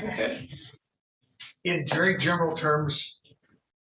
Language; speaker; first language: English; native; English